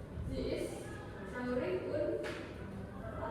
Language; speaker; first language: German; non-native, learner; Indonesian